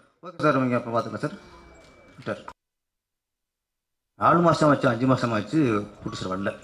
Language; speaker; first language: Tamil; native; Tamil